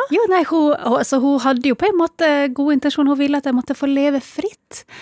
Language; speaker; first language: Norwegian; early bilingual, other home language; Filipino